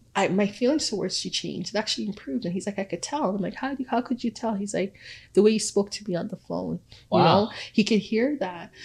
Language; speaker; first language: English; early bilingual, other home language; Akan